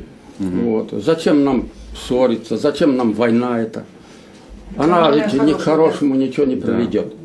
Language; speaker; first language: Russian; native; Russian